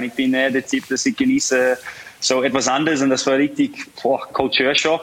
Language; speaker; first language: German; non-native, fluent; English